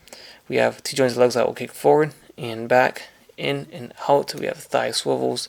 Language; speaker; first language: English; native; English